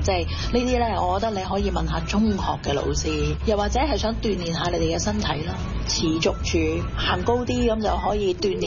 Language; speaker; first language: Chinese; native; Chinese